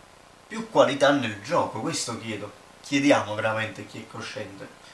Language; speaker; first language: Italian; native; Italian